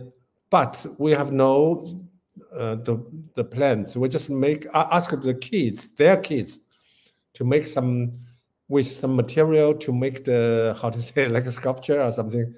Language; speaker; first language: English; non-native, learner; Chinese